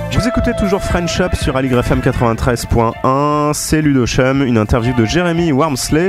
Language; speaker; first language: French; native; French